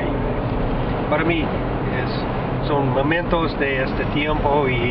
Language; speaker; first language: Spanish; non-native, learner; Portuguese